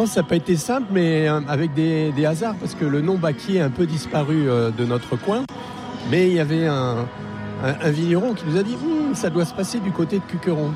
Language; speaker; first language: French; native; French